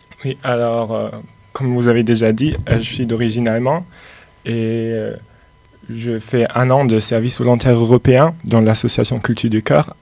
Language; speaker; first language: French; non-native, fluent; German